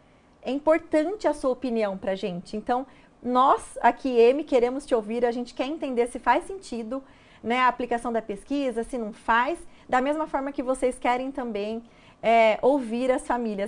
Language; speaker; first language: Portuguese; native; Portuguese